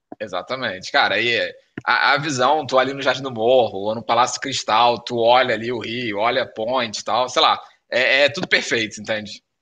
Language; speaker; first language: Portuguese; native; Portuguese